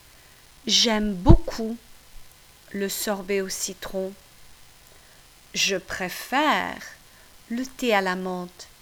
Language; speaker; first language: French; non-native, fluent; English